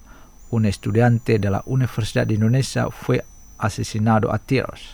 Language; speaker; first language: Spanish; non-native, fluent; Indonesian